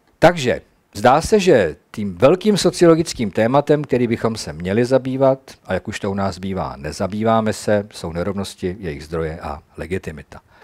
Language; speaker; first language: Czech; native; Czech